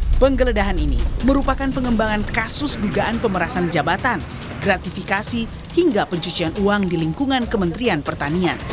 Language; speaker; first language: Indonesian; native; Indonesian